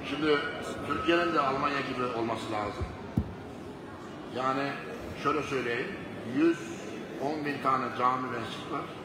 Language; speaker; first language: Turkish; native; Turkish